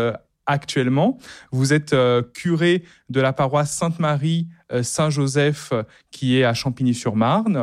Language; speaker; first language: French; native; French